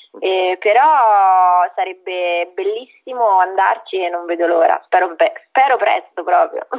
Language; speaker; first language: Italian; native; Italian